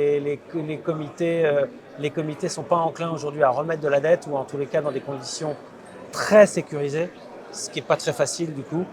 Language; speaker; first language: French; native; French